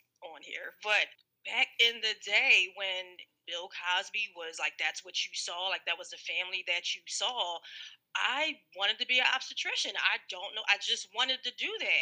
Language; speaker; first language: English; native; English